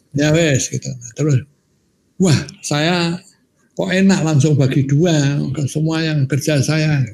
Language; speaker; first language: Indonesian; non-native, local second language; Javanese